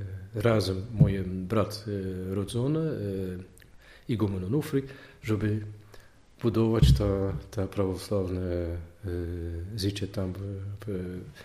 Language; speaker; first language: Polish; non-native, learner; Dutch